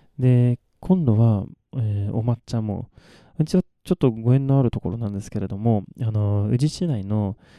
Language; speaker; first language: Japanese; non-native, fluent; Swedish